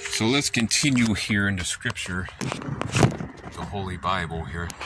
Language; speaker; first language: English; native; English